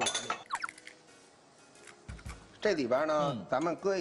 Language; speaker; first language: Chinese; native; Chinese